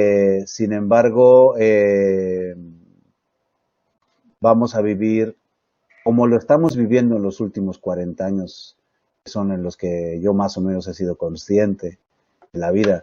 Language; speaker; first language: Spanish; native; Spanish